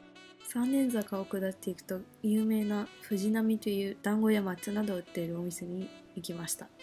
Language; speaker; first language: Japanese; early bilingual, heritage; Japanese